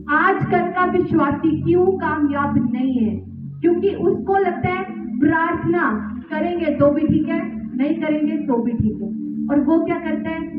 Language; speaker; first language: Hindi; native; Hindi